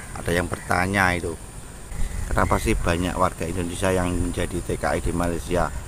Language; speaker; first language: Indonesian; non-native, local second language; Javanese